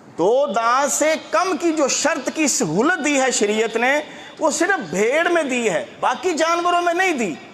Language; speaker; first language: Urdu; non-native, local second language; Punjabi